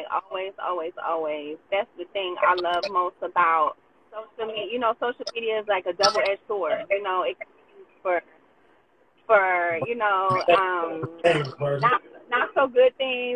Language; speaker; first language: English; native; English